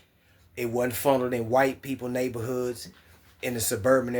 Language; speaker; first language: English; native; English